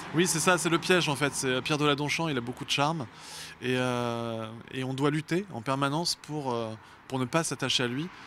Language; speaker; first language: French; native; French